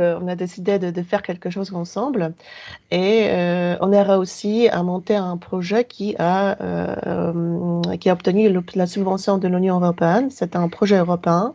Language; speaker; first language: French; non-native, fluent; Polish